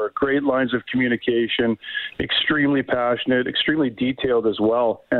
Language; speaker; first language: English; native; English